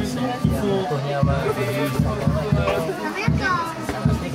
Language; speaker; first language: Indonesian; non-native, local second language; Sundanese